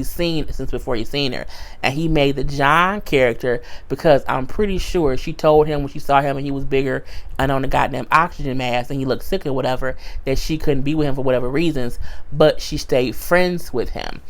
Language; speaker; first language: English; native; English